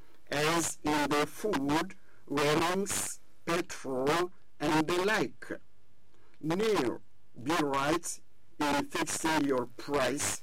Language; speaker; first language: English; non-native, fluent; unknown